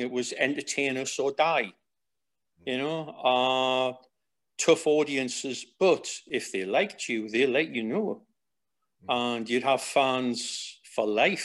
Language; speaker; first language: English; native; English